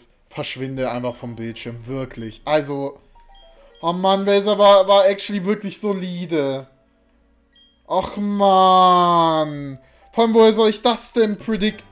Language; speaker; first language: German; native; German